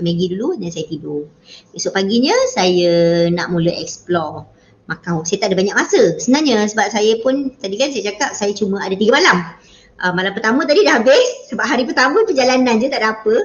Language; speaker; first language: Malay; native; Malay